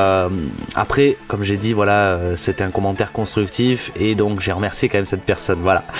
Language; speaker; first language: French; native; French